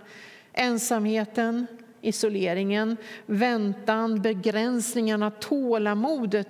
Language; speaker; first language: Swedish; native; Swedish